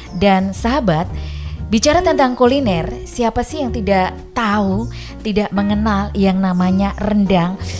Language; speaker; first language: Indonesian; native; Indonesian